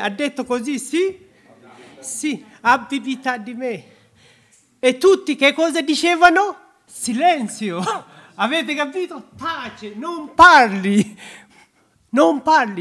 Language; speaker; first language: Italian; non-native, learner; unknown